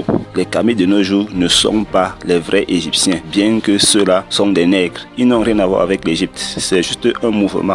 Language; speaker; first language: French; non-native, local second language; Kongo